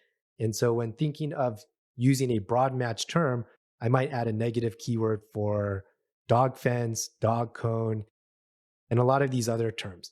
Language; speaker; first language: English; native; English